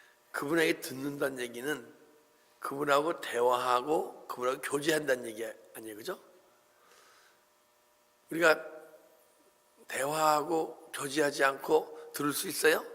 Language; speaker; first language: Korean; native; Korean